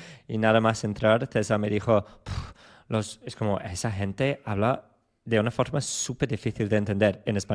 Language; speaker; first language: Spanish; non-native, fluent; English